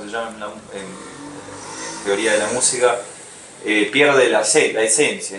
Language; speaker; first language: Spanish; native; Spanish